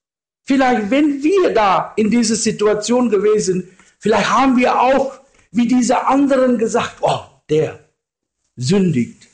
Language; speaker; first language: German; non-native, learner; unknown